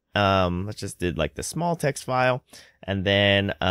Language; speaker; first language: English; native; English